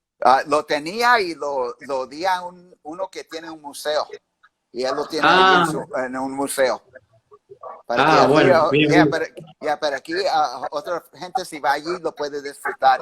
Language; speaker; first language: Spanish; early bilingual, heritage; English